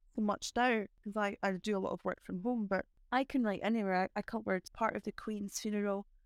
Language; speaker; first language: English; native; English